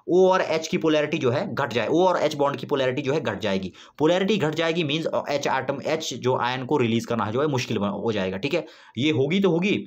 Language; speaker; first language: Hindi; native; Hindi